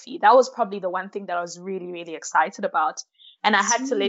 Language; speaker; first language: English; early bilingual, other home language; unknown